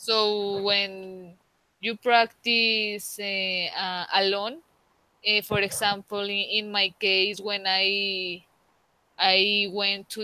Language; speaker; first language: English; non-native, learner; Spanish